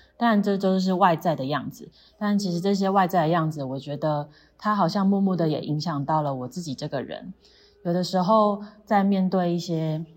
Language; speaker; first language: Chinese; native; Chinese